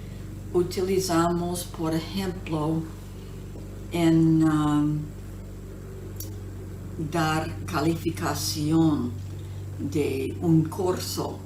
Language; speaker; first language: Spanish; non-native, fluent; English